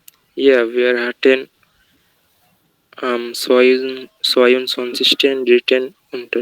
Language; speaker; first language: German; non-native, learner; Bangla